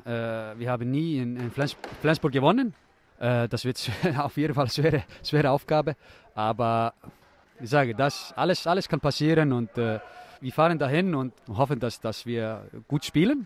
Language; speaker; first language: German; non-native, fluent; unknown